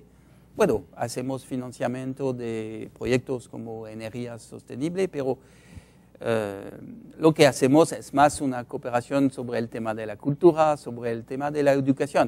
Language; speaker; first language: Spanish; non-native, fluent; French